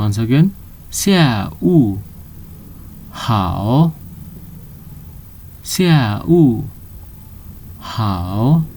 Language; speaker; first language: Chinese; non-native, fluent; Nepali